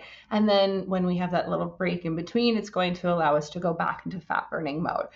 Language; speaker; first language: English; native; English